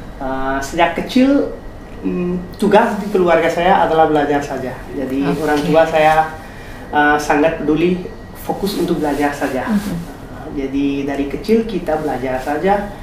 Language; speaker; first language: Indonesian; non-native, fluent; Hindi